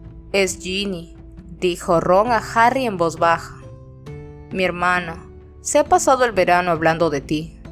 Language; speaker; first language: Spanish; native; Spanish